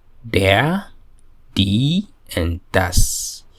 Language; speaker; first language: German; non-native, fluent; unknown